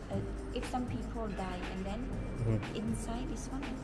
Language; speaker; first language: English; non-native, learner; Khmer